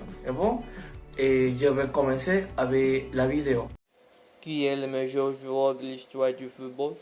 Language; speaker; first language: French; non-native, learner; Spanish